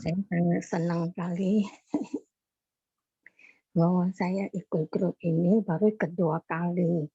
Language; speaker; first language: Indonesian; non-native, local second language; Chinese